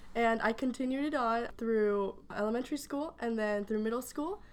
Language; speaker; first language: English; early bilingual, other home language; Spanish